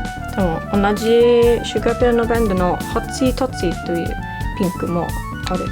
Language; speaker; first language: Japanese; non-native, learner; English